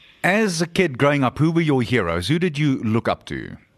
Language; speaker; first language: English; non-native, local second language; Afrikaans